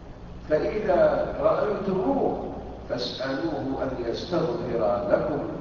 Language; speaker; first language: Arabic; native; Arabic